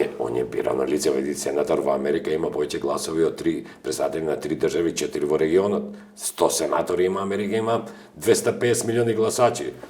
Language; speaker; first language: Macedonian; non-native, local second language; Albanian